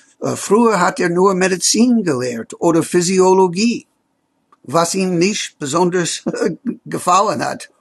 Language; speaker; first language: German; non-native, fluent; English